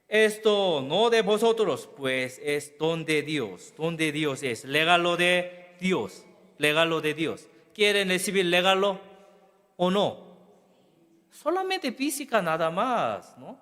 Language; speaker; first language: Spanish; non-native, learner; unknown